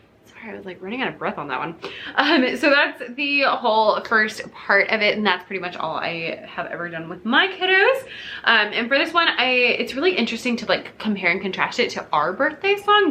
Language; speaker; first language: English; native; English